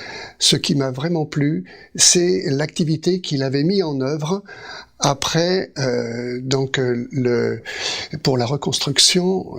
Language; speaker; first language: French; native; French